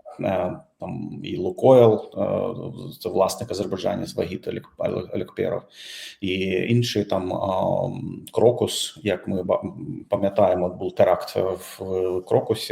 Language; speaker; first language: Ukrainian; non-native, fluent; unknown